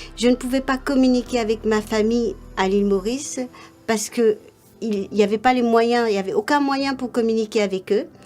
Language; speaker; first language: French; non-native, local second language; Morisyen